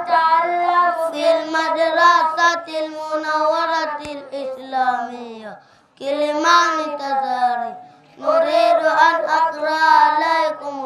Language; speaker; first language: Arabic; non-native, learner; Swahili